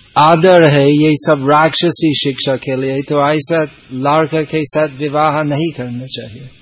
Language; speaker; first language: Hindi; non-native, fluent; English